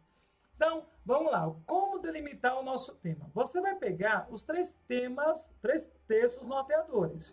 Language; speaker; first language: Portuguese; native; Portuguese